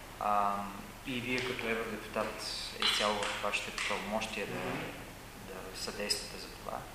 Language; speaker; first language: Bulgarian; native; Bulgarian